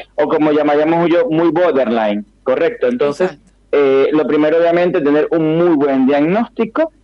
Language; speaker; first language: Spanish; native; Spanish